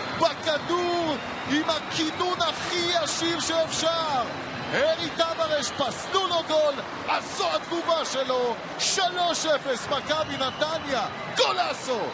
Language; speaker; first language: Hebrew; native; Hebrew